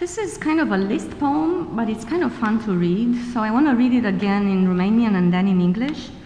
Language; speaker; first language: English; non-native, fluent; Romanian